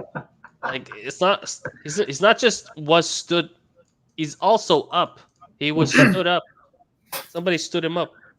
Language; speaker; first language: English; native; English